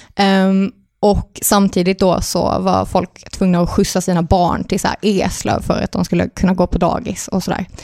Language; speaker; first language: Swedish; native; Swedish